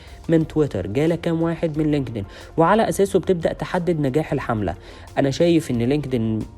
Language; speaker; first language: Arabic; native; Arabic